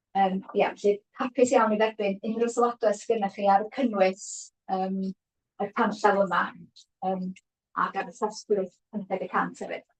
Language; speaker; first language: Welsh; native; Welsh